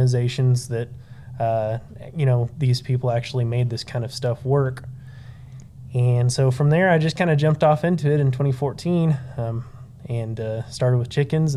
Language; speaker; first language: English; native; English